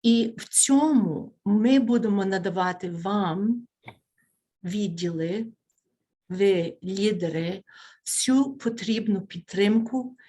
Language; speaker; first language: Ukrainian; early bilingual, heritage; Ukrainian